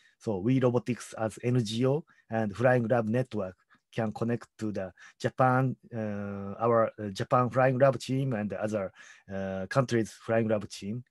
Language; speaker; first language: English; non-native, learner; Japanese